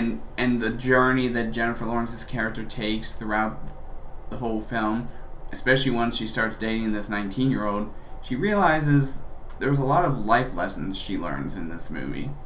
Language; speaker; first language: English; native; English